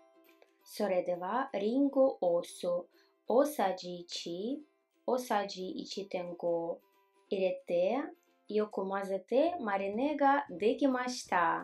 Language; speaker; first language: Japanese; non-native, fluent; Russian